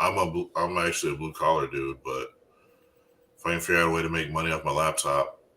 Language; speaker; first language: English; native; English